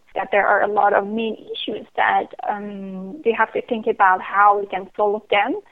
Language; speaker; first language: English; non-native, fluent; Persian